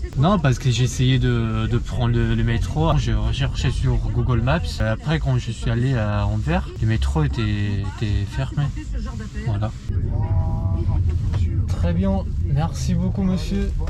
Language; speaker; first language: French; non-native, learner; Italian